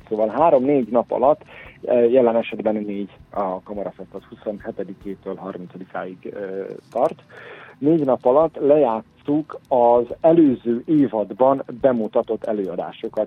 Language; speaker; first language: Hungarian; native; Hungarian